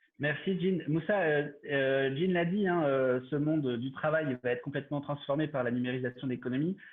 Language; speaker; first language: French; native; French